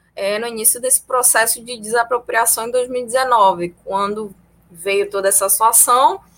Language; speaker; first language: Portuguese; native; Portuguese